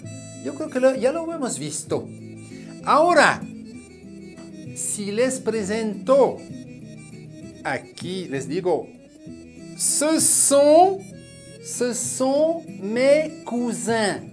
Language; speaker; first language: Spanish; non-native, fluent; French